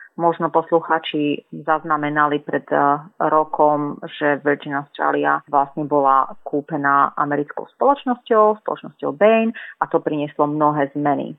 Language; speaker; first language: Slovak; native; Slovak